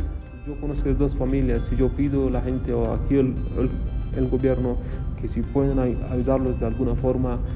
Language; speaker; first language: Spanish; non-native, fluent; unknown